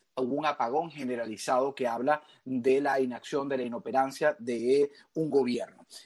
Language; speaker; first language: Spanish; native; Spanish